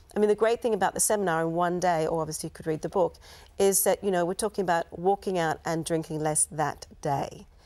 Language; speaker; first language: English; native; English